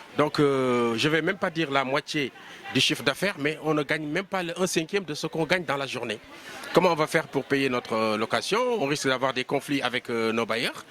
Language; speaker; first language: French; non-native, local second language; Wolof